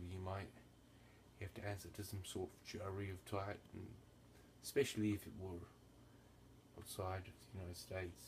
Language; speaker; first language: English; native; English